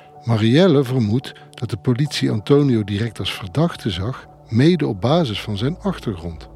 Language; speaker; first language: Dutch; native; Dutch